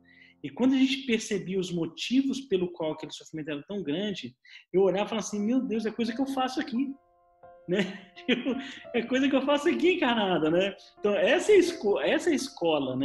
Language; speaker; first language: Portuguese; native; Portuguese